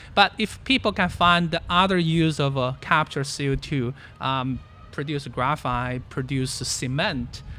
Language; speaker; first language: English; non-native, fluent; Chinese